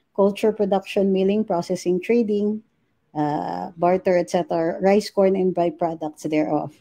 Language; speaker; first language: English; non-native, local second language; Filipino